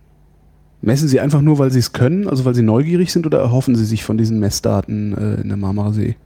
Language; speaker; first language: German; native; German